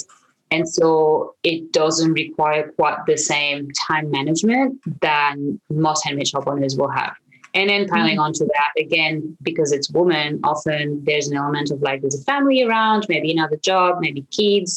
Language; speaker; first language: English; non-native, fluent; French